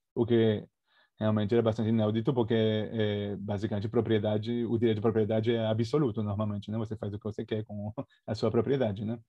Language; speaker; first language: Portuguese; non-native, fluent; Spanish